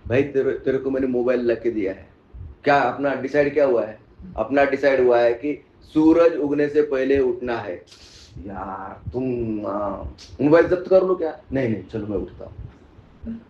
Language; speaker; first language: Hindi; non-native, local second language; Marathi